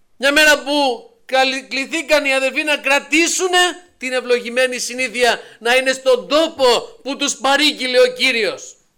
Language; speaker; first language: Greek; native; Greek